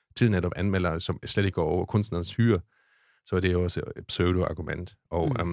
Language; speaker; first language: Danish; non-native, fluent; German